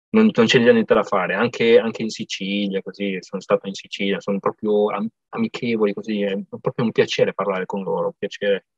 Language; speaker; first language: Italian; early bilingual, other home language; Vietnamese